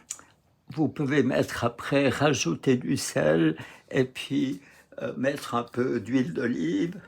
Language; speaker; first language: French; non-native, fluent; Russian